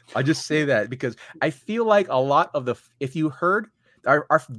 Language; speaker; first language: English; early bilingual, other home language; Filipino